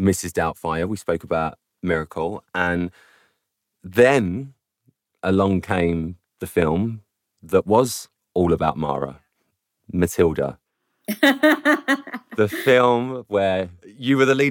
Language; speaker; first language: English; native; English